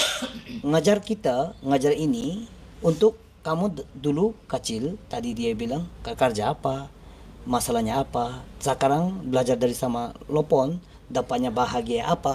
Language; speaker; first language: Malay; non-native, learner; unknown